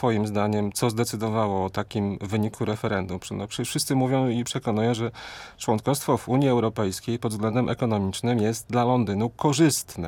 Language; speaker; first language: Polish; native; Polish